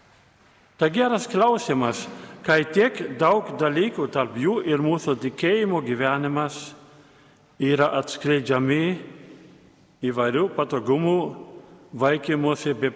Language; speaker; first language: Lithuanian; native; Lithuanian